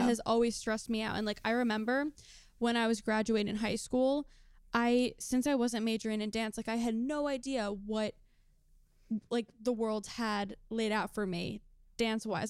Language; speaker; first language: English; native; English